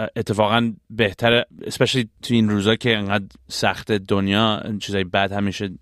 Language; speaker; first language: Persian; early bilingual, heritage; Persian